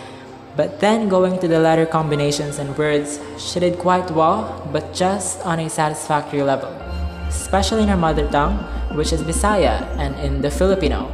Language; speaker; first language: English; non-native, local second language; Cebuano